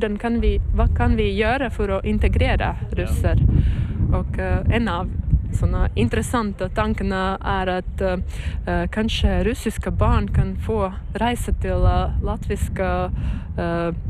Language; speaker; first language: Norwegian; non-native, learner; Latvian